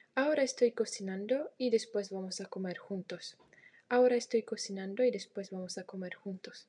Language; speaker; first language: Spanish; non-native, fluent; Czech